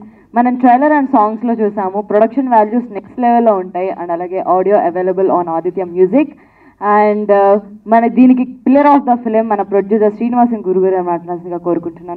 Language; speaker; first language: Telugu; native; Telugu